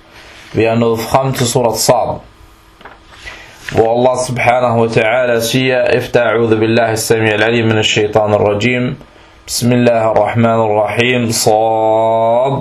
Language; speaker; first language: Danish; early bilingual, other home language; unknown